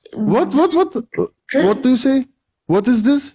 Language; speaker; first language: English; non-native, learner; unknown